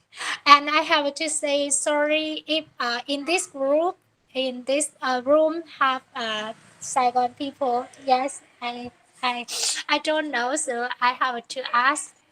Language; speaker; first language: English; non-native, learner; Vietnamese